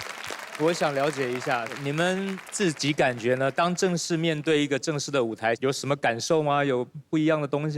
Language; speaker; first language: Chinese; native; Chinese